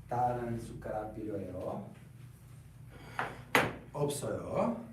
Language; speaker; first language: Korean; non-native, learner; Italian